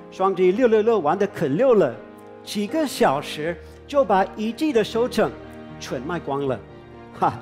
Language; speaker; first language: Chinese; non-native, fluent; English